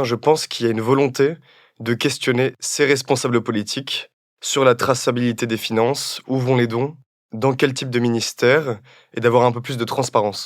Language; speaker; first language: French; native; French